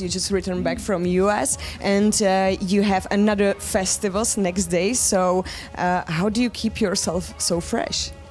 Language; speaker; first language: English; non-native, fluent; Czech